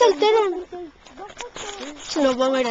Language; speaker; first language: Spanish; native; Spanish